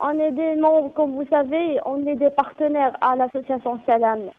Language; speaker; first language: French; non-native, local second language; Arabic